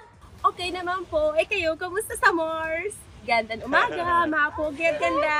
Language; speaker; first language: Filipino; non-native, learner; Arabic